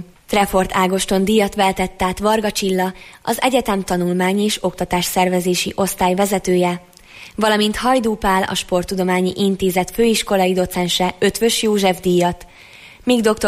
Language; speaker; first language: Hungarian; native; Hungarian